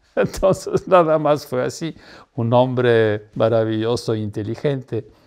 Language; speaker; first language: Spanish; non-native, fluent; Polish